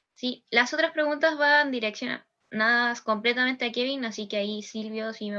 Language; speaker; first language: Spanish; native; Spanish